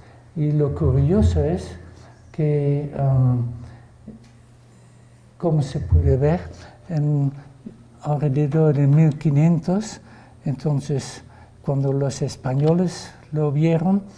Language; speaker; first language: Spanish; non-native, fluent; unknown